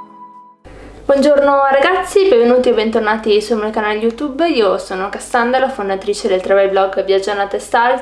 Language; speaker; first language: Italian; native; Italian